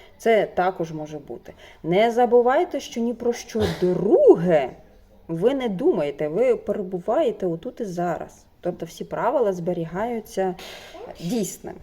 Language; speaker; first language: Ukrainian; non-native, local second language; Russian